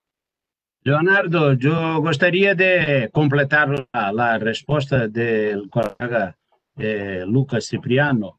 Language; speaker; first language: Spanish; non-native, learner; Portuguese